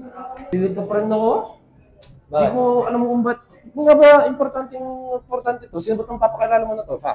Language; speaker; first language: Filipino; native; Filipino